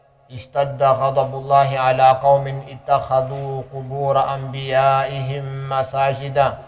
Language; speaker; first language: Arabic; non-native, fluent; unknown